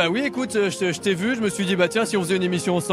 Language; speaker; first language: French; native; French